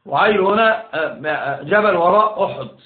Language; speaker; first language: Arabic; native; Arabic